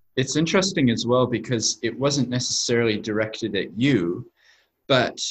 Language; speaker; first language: English; native; English